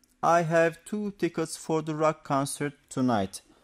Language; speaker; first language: English; non-native, fluent; Turkish